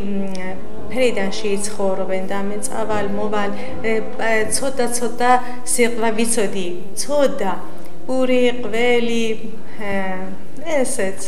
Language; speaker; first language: Georgian; non-native, learner; Persian